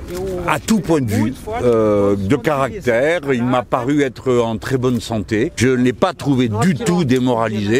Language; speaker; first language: French; native; French